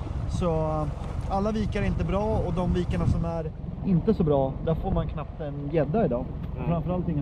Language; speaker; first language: Swedish; native; Swedish